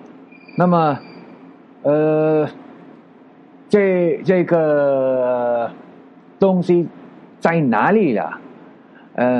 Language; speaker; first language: Chinese; non-native, learner; Filipino